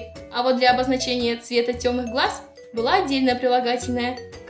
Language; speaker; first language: Russian; native; Russian